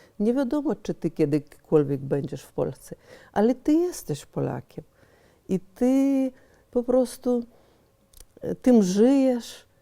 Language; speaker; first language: Polish; early bilingual, heritage; Polish